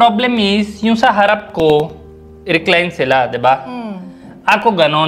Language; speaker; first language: Filipino; non-native, learner; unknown